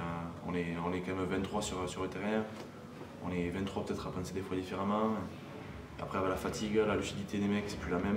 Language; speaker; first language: French; native; French